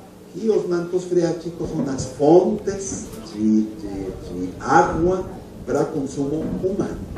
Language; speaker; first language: Portuguese; non-native, learner; Spanish